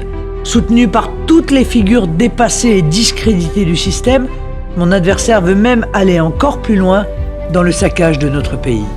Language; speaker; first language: French; native; French